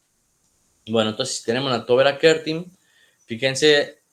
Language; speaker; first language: Spanish; native; Spanish